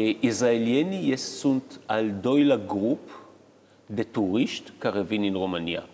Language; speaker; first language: Romanian; early bilingual, heritage; Hebrew